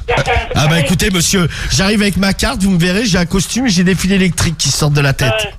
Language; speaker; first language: French; native; French